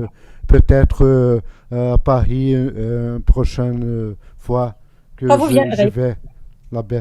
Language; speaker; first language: French; non-native, fluent; Portuguese